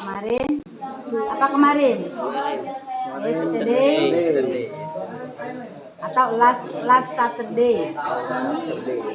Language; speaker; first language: English; non-native, learner; Indonesian